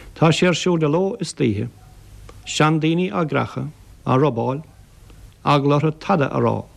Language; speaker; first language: Irish; native; Irish